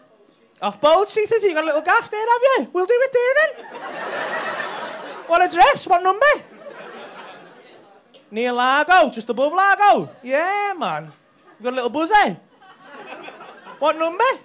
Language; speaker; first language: English; native; English